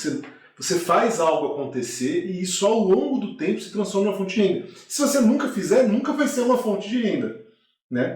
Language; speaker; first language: Portuguese; native; Portuguese